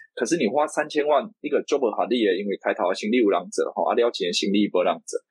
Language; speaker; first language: Chinese; native; Chinese